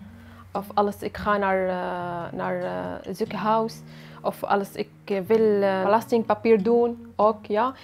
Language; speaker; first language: Dutch; non-native, learner; Arabic